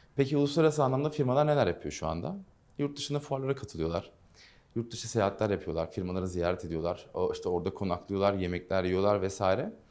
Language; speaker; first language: Turkish; non-native, local second language; Dutch